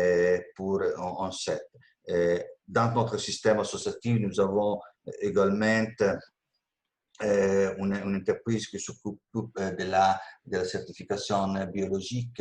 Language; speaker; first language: French; non-native, learner; Italian